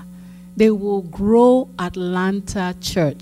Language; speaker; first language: English; non-native, local second language; Yoruba